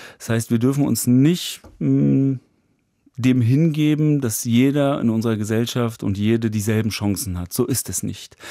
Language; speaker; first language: German; native; German